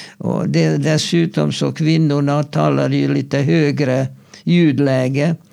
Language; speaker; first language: Swedish; non-native, fluent; Hungarian